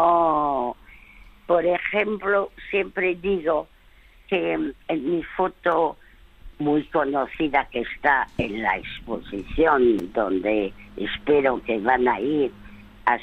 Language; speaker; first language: Spanish; early bilingual, other home language; French